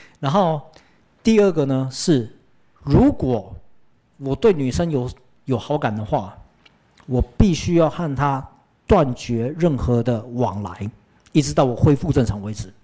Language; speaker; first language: Chinese; early bilingual, heritage; Chinese